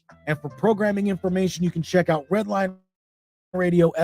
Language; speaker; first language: English; native; English